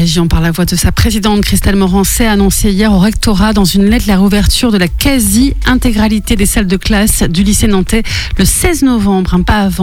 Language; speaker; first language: French; native; French